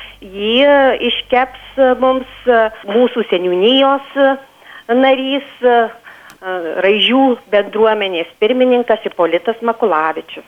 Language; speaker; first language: Lithuanian; native; Lithuanian